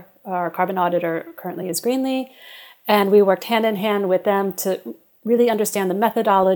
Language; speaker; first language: English; native; English